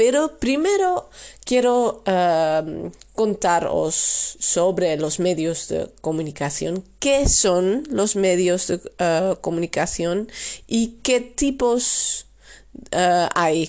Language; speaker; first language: Spanish; non-native, fluent; Dutch